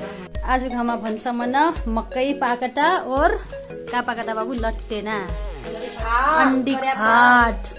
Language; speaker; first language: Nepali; non-native, local second language; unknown